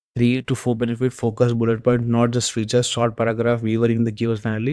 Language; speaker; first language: English; non-native, local second language; Kannada